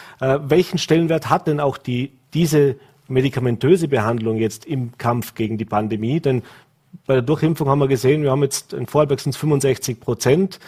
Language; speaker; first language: German; native; German